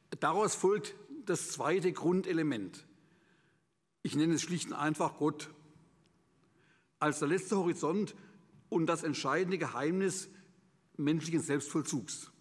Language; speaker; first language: German; native; German